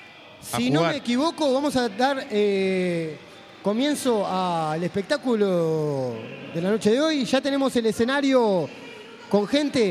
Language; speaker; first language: Spanish; native; Spanish